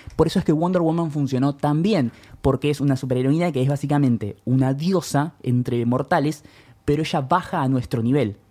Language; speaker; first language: Spanish; native; Spanish